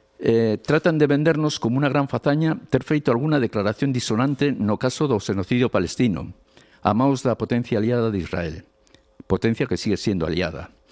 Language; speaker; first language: Galician; non-native, local second language; Spanish